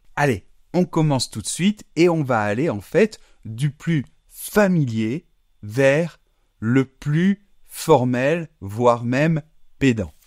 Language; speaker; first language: French; native; French